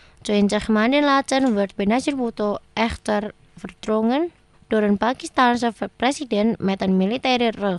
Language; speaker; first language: Dutch; non-native, fluent; Indonesian